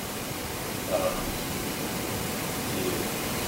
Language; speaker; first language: Japanese; non-native, learner; English